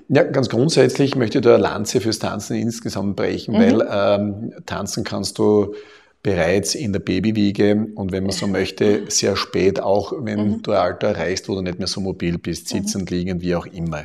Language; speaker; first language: German; native; German